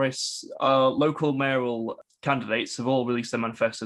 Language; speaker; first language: English; native; English